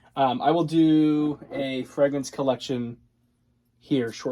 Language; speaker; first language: English; native; English